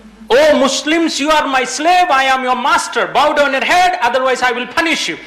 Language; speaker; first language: English; non-native, local second language; Malayalam